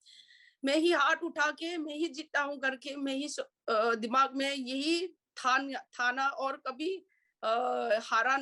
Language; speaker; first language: Hindi; non-native, local second language; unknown